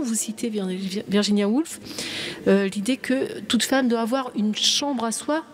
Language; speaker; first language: French; native; French